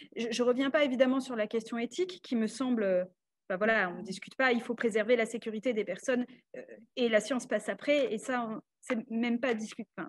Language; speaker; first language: French; native; French